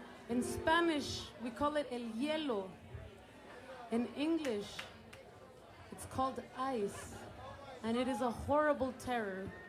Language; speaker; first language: English; early bilingual, other home language; Spanish